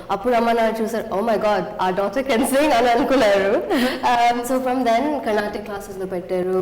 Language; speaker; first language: Telugu; early bilingual, heritage; Telugu